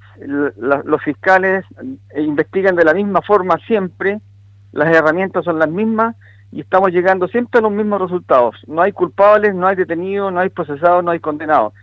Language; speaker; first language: Spanish; native; Spanish